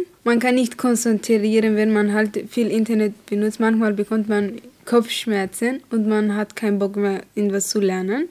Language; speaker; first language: German; non-native, learner; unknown